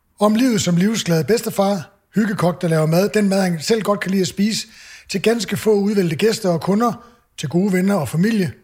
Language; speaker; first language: Danish; native; Danish